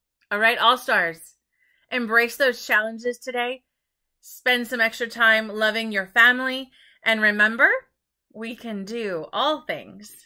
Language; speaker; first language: English; native; English